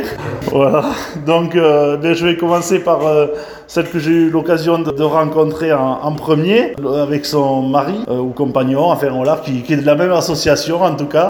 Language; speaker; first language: French; native; French